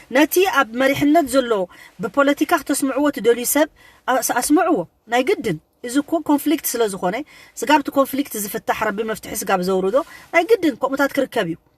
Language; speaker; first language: Tigrinya; native; Tigrinya